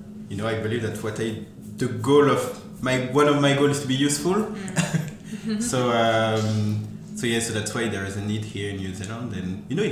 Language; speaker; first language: English; non-native, fluent; French